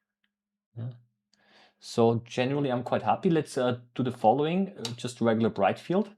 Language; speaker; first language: English; non-native, fluent; German